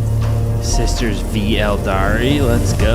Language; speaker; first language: English; native; English